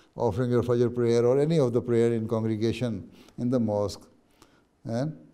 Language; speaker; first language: English; non-native, local second language; Urdu